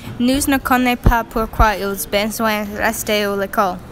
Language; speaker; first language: French; non-native, learner; English